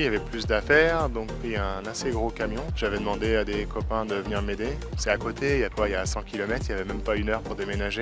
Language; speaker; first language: French; native; French